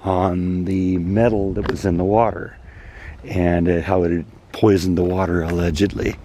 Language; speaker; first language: English; native; English